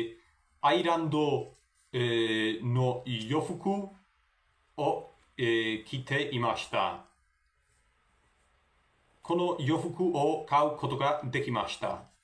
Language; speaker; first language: Japanese; non-native, learner; Spanish